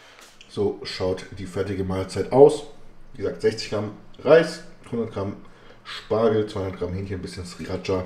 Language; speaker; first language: German; native; German